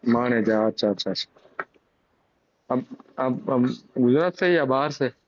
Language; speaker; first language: Hindi; non-native, local second language; Gujarati